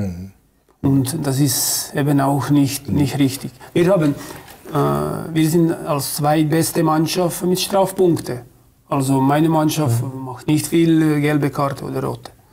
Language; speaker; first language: German; non-native, fluent; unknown